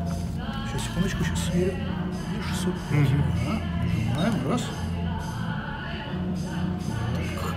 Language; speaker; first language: Russian; native; Russian